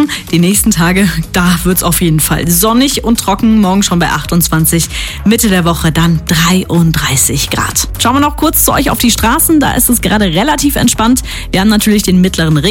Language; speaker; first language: German; native; German